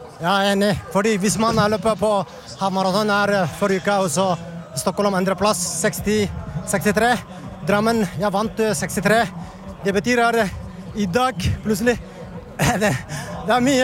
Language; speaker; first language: Norwegian; non-native, learner; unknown